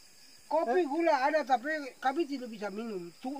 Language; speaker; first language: Indonesian; non-native, local second language; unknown